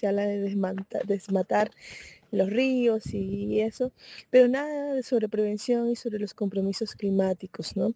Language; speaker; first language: Spanish; native; Spanish